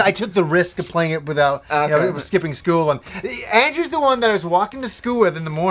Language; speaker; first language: English; native; English